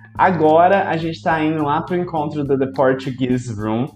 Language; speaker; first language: English; non-native, fluent; Portuguese